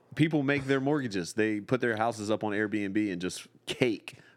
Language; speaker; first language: English; native; English